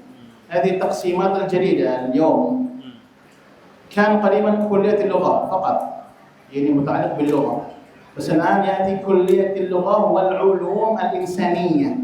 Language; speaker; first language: Arabic; non-native, fluent; Indonesian